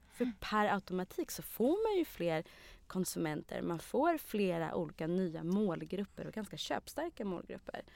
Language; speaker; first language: Swedish; early bilingual, other home language; Arabic